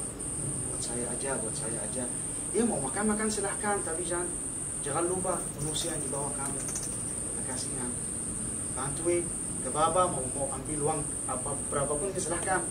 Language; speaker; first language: Indonesian; non-native, fluent; Arabic